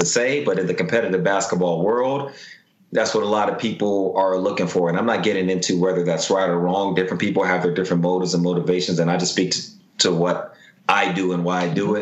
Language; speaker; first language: English; native; English